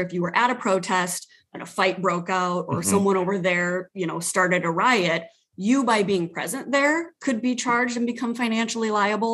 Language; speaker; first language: English; native; English